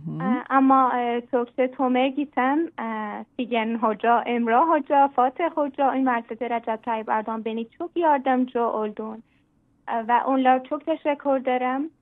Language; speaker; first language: Turkish; non-native, learner; Persian